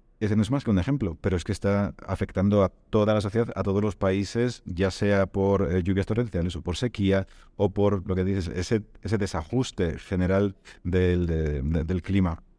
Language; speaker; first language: Spanish; native; Spanish